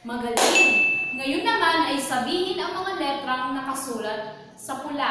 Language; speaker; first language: Filipino; native; Filipino